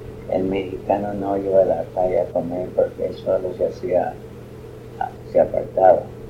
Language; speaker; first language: Spanish; early bilingual, other home language; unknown